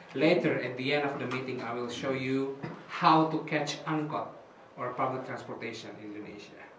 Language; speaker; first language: English; non-native, fluent; Indonesian